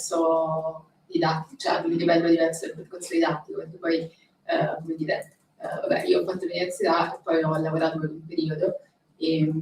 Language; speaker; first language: Italian; native; Italian